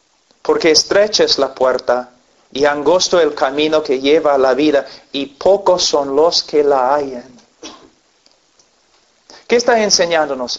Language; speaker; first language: Spanish; non-native, fluent; English